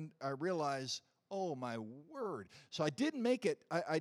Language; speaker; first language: English; native; English